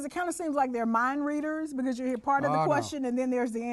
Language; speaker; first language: English; native; English